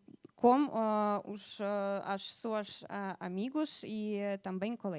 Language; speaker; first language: Portuguese; non-native, fluent; Russian